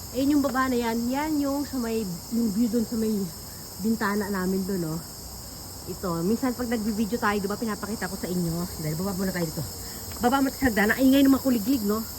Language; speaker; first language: Filipino; native; Filipino